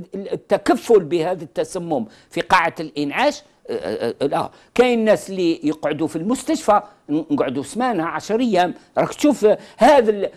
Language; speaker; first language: Arabic; native; Arabic